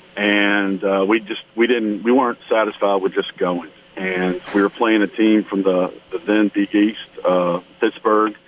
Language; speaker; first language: English; native; English